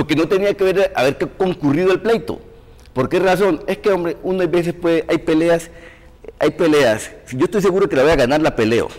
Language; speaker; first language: Spanish; native; Spanish